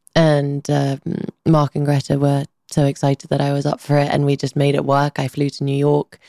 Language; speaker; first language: English; early bilingual, other home language; Albanian